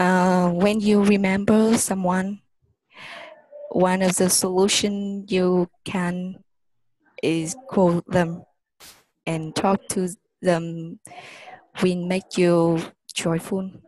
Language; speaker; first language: English; non-native, learner; Vietnamese